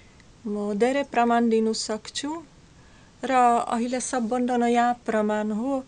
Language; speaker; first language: Nepali; non-native, learner; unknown